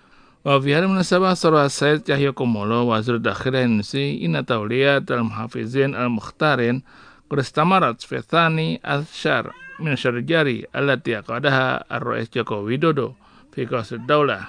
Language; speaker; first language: Arabic; non-native, fluent; Indonesian